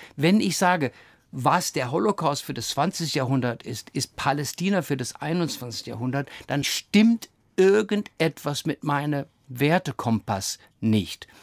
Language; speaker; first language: German; early bilingual, other home language; English